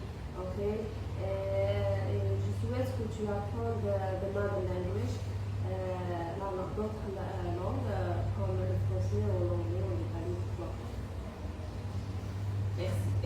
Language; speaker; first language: French; non-native, local second language; Arabic